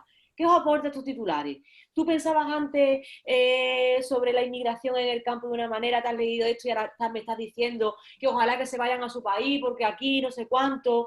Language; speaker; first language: Spanish; native; Spanish